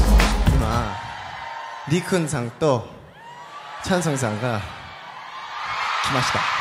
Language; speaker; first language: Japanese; non-native, fluent; Korean